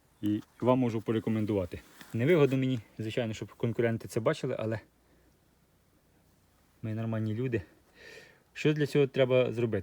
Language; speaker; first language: Ukrainian; native; Ukrainian